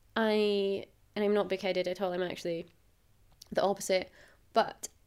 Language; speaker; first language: English; native; English